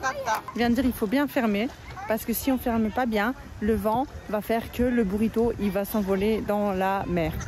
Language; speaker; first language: French; native; French